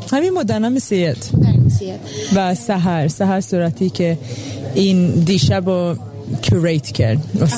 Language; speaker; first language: Persian; early bilingual, heritage; Persian